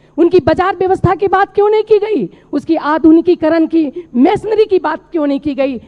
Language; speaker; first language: Hindi; non-native, local second language; Maithili